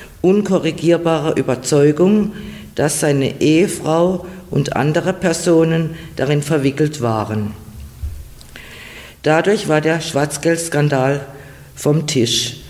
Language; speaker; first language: German; native; German